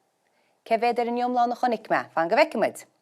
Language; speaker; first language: Irish; native; Irish